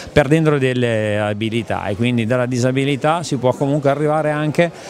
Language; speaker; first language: Italian; native; Italian